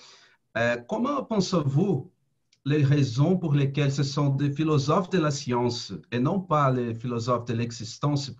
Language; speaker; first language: French; non-native, fluent; Portuguese